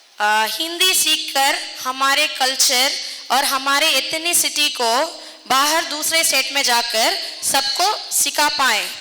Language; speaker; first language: Hindi; non-native, local second language; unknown